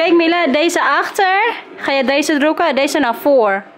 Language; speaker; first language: Dutch; non-native, learner; Filipino